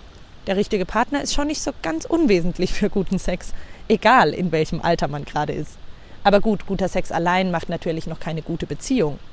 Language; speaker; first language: German; native; German